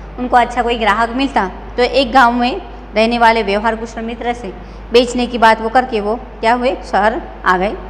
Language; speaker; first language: Hindi; non-native, local second language; Gujarati